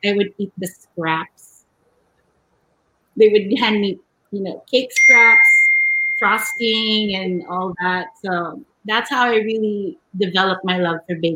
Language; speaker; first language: English; non-native, local second language; Filipino